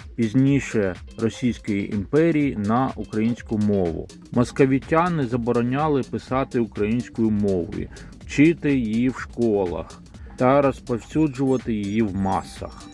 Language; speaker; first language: Ukrainian; non-native, local second language; Russian